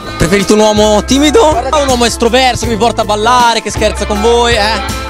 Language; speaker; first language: Italian; native; Italian